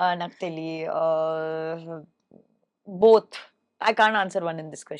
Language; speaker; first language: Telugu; non-native, fluent; Hindi